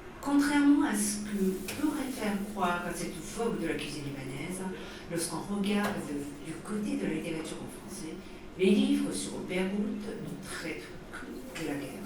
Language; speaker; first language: French; non-native, fluent; Japanese